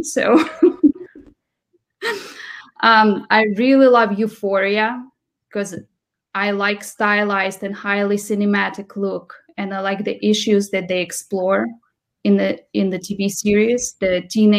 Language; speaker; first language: English; non-native, fluent; Russian